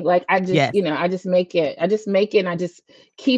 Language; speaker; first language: English; native; English